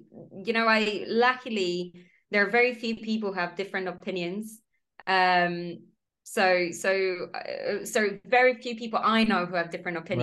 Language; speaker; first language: English; non-native, fluent; Polish